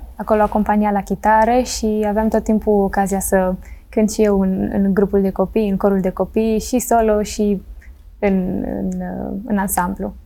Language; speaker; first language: Romanian; early bilingual, heritage; Romanian